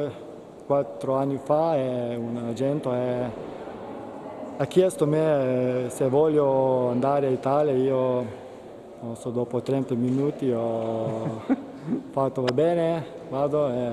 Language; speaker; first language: Italian; non-native, learner; Lithuanian